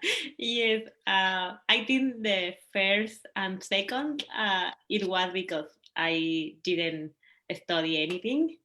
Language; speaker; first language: English; non-native, learner; Spanish